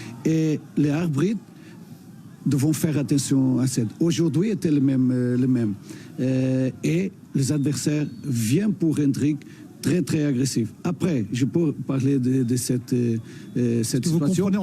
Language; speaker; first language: French; non-native, learner; Portuguese